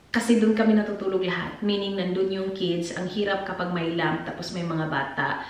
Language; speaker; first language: Filipino; native; Filipino